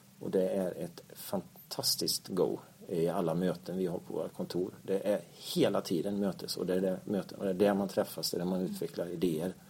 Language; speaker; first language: Swedish; native; Swedish